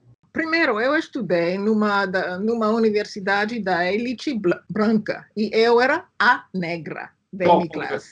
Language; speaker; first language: Portuguese; non-native, fluent; English